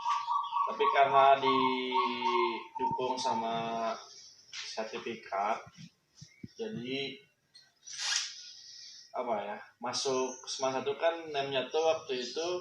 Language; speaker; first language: Indonesian; non-native, local second language; Sundanese